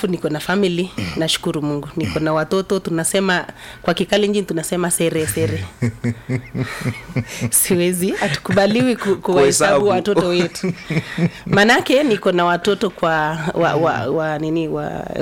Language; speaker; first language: Swahili; non-native, local second language; Kalenjin